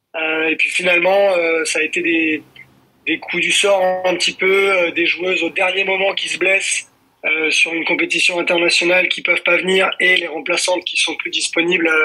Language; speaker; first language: French; native; French